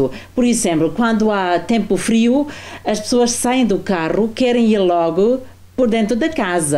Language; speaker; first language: Portuguese; non-native, fluent; German